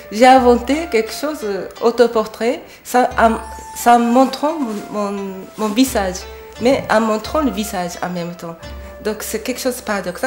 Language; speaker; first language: French; non-native, fluent; Japanese